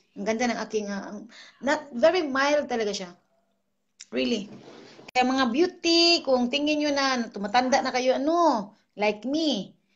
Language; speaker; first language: Filipino; non-native, local second language; Cebuano